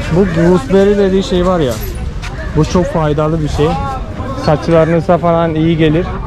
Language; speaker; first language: Turkish; non-native, fluent; Malayalam